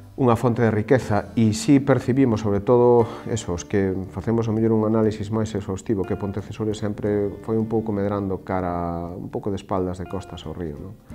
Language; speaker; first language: Galician; native; Galician